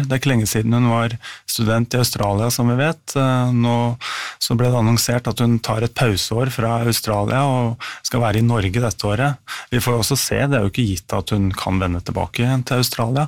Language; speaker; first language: Norwegian; native; Norwegian